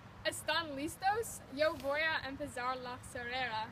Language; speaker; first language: Spanish; non-native, learner; English